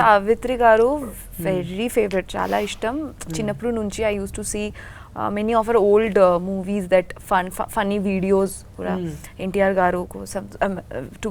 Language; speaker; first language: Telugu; non-native, learner; Bangla